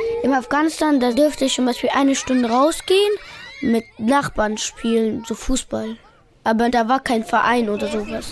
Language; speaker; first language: German; early bilingual, other home language; Pashto